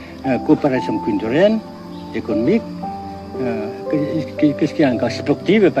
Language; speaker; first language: French; non-native, local second language; Vietnamese